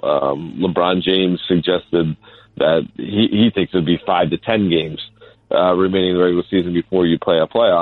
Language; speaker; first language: English; native; English